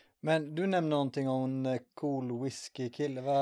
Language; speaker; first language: Swedish; native; Swedish